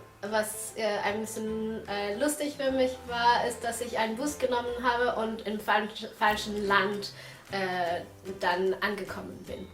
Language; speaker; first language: German; non-native, fluent; French